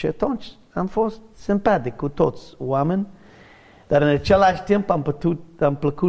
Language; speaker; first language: Romanian; non-native, fluent; English